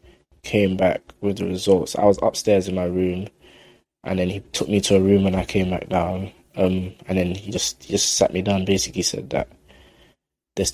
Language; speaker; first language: English; native; English